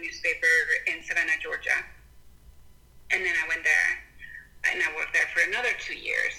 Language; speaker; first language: English; non-native, fluent; Spanish